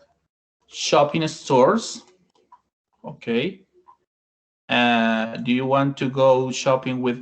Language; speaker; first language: English; non-native, fluent; Spanish